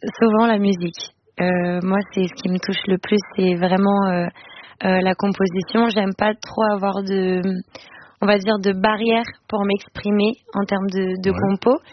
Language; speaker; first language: French; non-native, fluent; Spanish